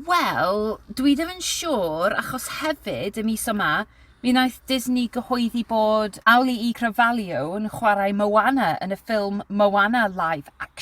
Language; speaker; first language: Welsh; non-native, learner; English